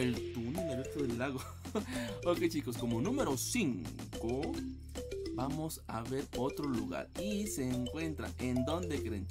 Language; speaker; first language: Spanish; native; Spanish